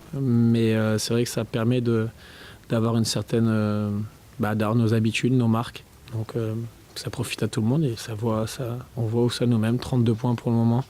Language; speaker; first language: French; native; French